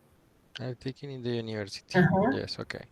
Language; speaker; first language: English; non-native, learner; Spanish